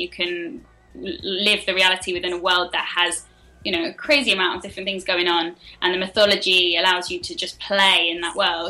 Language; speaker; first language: English; native; English